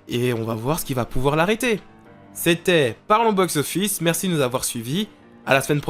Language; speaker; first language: French; native; French